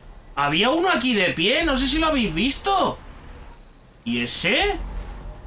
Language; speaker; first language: Spanish; native; Spanish